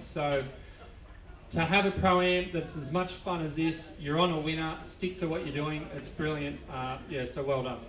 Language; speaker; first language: English; native; English